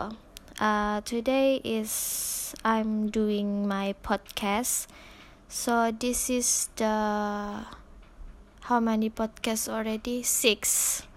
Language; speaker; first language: English; non-native, local second language; Malay